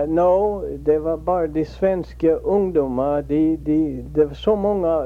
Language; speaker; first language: Swedish; early bilingual, heritage; Swedish